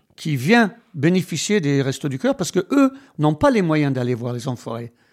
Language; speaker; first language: French; non-native, fluent; English